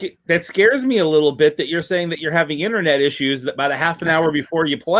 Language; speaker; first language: English; native; English